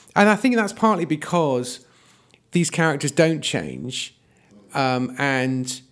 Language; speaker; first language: English; native; English